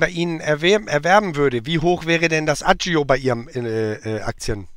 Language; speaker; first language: German; native; German